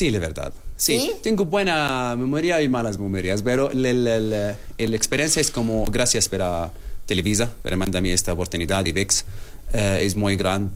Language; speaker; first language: Spanish; non-native, learner; Arabic